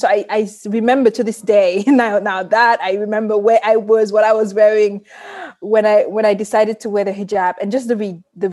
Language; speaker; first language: English; non-native, fluent; Wolof